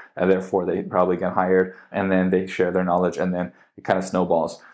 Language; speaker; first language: English; native; English